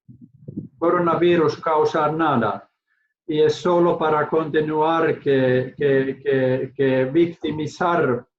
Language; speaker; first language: Spanish; non-native, learner; Finnish